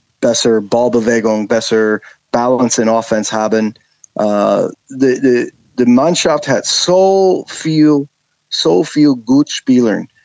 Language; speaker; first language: German; non-native, learner; English